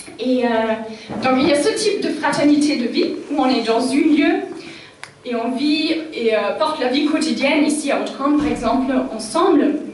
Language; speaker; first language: French; non-native, fluent; German